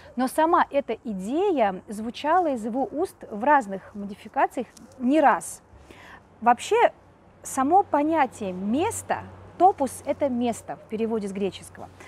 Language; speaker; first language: Russian; native; Russian